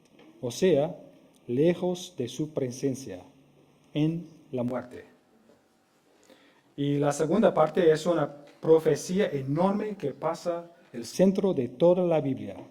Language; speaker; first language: Spanish; non-native, fluent; English